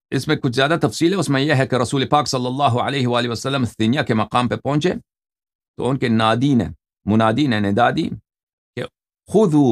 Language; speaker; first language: Urdu; non-native, fluent; Persian